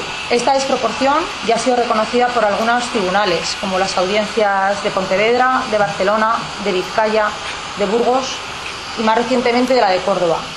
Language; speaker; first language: Spanish; native; Spanish